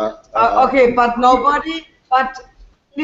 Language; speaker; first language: English; non-native, learner; French